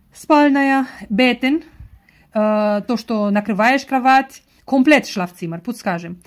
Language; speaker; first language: Russian; non-native, learner; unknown